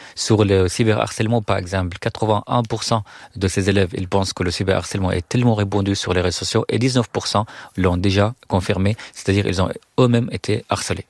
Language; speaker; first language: French; non-native, fluent; Arabic